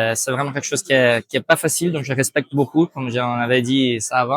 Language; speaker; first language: French; non-native, fluent; Portuguese